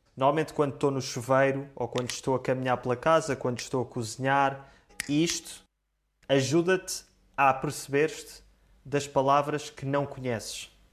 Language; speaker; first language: Portuguese; native; Portuguese